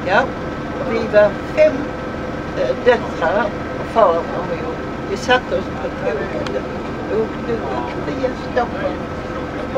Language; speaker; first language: Swedish; native; Swedish